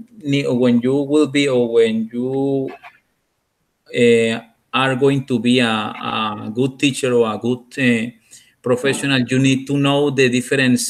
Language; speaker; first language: English; non-native, learner; Spanish